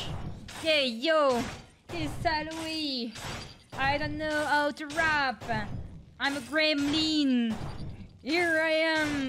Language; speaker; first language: English; non-native, fluent; French